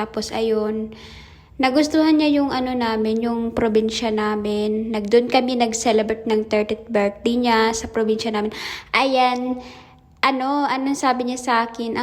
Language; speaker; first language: Filipino; non-native, local second language; Hiligaynon